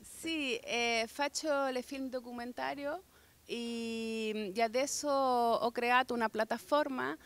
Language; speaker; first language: Italian; non-native, fluent; Spanish